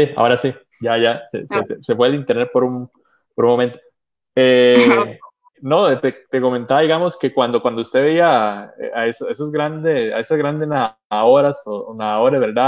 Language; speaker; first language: Spanish; native; Spanish